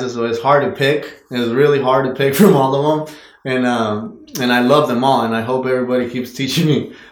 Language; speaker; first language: English; non-native, fluent; Spanish